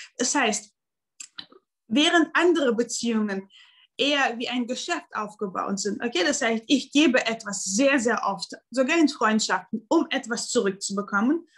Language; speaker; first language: German; non-native, fluent; Russian